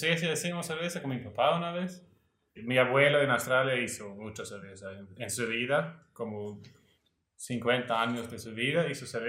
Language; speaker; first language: Spanish; non-native, learner; Swedish